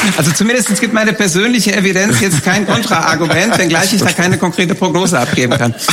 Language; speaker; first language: German; early bilingual, other home language; Romanian